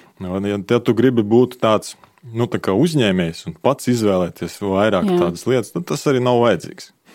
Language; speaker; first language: Latvian; non-native, local second language; Russian